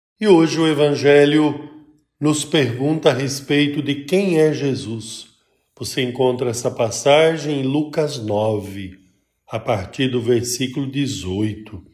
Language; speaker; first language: Portuguese; native; Portuguese